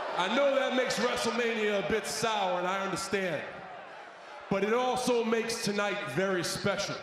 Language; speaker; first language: English; native; English